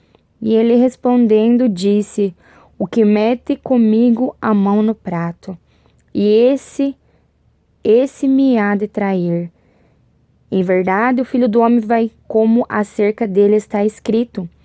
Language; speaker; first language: Portuguese; native; Portuguese